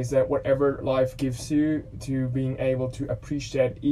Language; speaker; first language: English; non-native, fluent; German